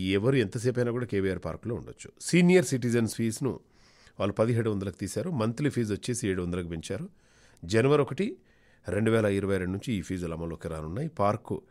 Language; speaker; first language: Telugu; native; Telugu